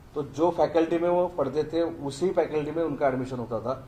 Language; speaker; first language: Hindi; non-native, local second language; Marathi